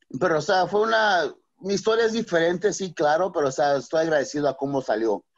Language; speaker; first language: Spanish; native; Spanish